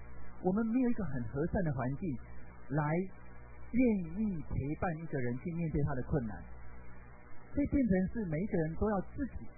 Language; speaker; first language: Chinese; native; Chinese